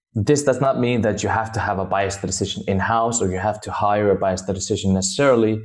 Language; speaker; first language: English; non-native, fluent; Danish